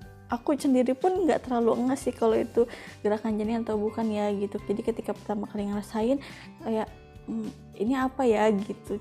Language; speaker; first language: Indonesian; native; Indonesian